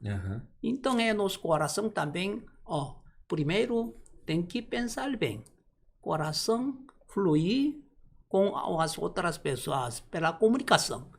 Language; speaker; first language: Portuguese; non-native, learner; Korean